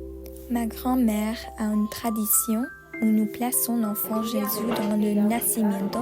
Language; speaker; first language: French; non-native, learner; English